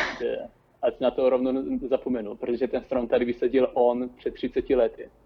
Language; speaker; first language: Czech; non-native, fluent; Italian